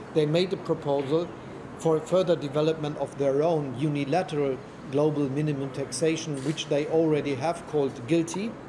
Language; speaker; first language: English; non-native, fluent; German